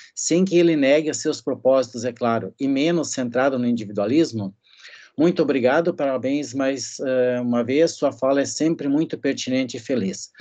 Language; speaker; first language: Portuguese; native; Portuguese